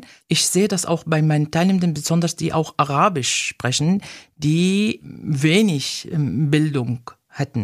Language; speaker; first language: German; non-native, fluent; Arabic